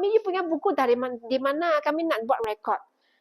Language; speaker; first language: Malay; non-native, local second language; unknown